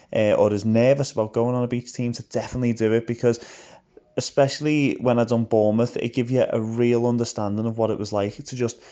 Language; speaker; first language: English; native; English